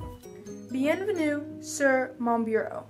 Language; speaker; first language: French; non-native, learner; English